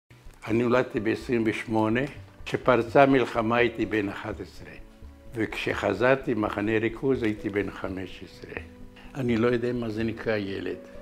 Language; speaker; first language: Hebrew; non-native, fluent; Arabic